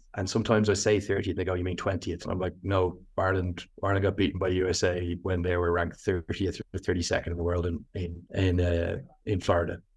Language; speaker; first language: English; native; English